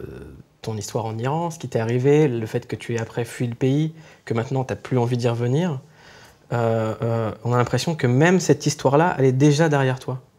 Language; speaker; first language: French; native; French